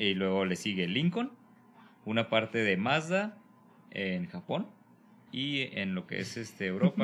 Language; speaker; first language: Spanish; native; Spanish